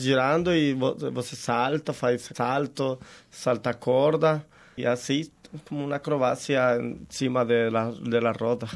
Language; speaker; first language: Portuguese; non-native, learner; Spanish